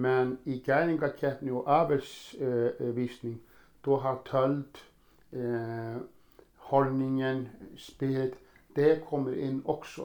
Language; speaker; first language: Swedish; non-native, fluent; Icelandic